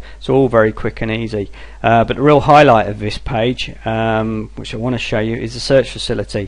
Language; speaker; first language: English; native; English